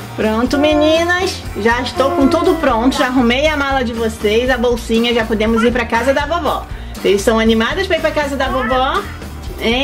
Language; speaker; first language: Portuguese; native; Portuguese